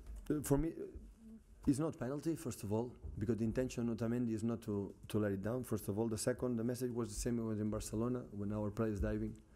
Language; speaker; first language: English; non-native, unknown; Catalan